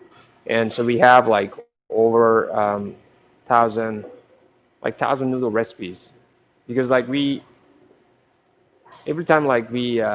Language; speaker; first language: English; non-native, fluent; Japanese